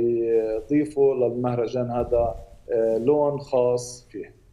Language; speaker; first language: Arabic; native; Arabic